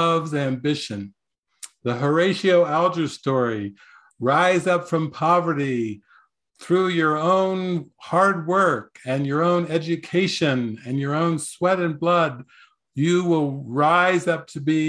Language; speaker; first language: English; native; English